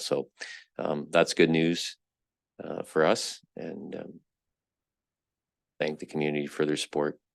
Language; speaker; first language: English; native; English